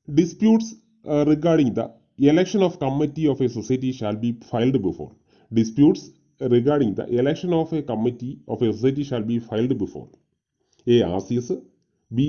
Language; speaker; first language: English; non-native, local second language; Malayalam